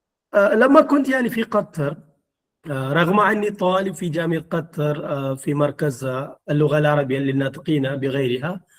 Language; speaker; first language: Arabic; non-native, fluent; Malayalam